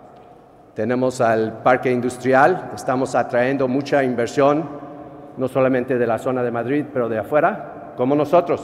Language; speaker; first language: Spanish; non-native, fluent; English